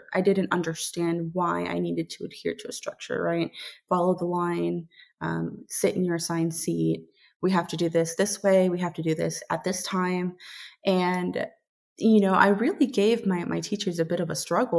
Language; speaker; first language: English; native; English